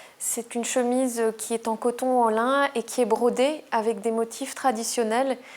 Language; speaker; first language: French; native; French